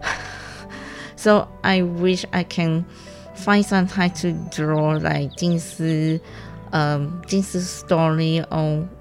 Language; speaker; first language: English; non-native, local second language; Chinese